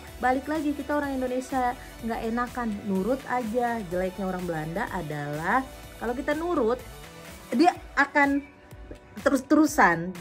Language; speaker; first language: Indonesian; native; Indonesian